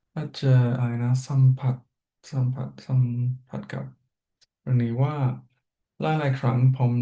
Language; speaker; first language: Thai; non-native, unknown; English